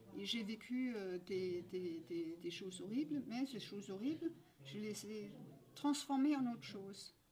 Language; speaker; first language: French; non-native, fluent; Danish